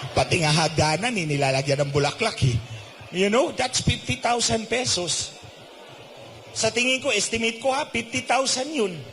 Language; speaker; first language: Filipino; non-native, local second language; Cebuano